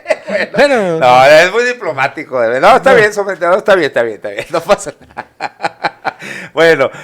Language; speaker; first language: Spanish; native; Spanish